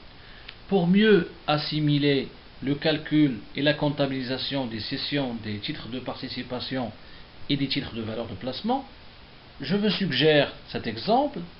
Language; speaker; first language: French; non-native, local second language; Arabic